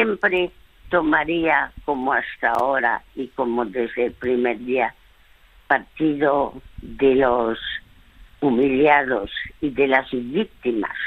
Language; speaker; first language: Spanish; early bilingual, other home language; French